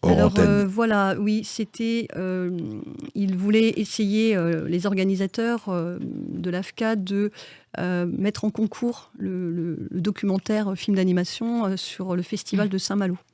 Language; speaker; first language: French; native; French